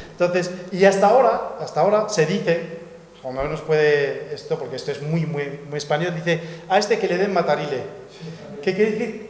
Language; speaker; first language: Spanish; native; Spanish